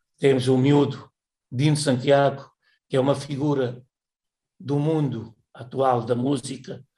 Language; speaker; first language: Portuguese; non-native, local second language; Kabuverdianu